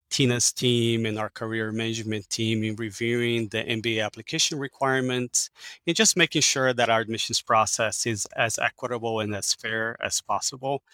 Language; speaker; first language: English; early bilingual, other home language; Portuguese